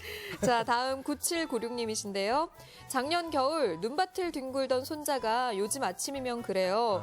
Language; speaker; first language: Korean; native; Korean